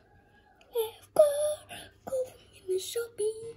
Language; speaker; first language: English; early bilingual, other home language; Indonesian